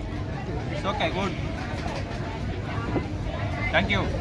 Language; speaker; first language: English; non-native, local second language; Kannada